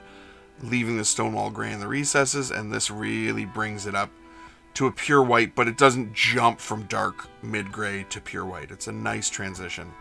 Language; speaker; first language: English; native; English